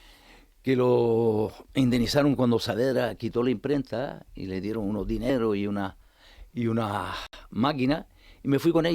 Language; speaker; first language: Spanish; native; Spanish